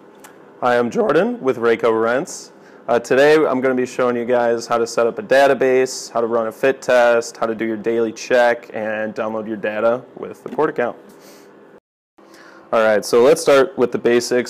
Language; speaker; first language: English; native; English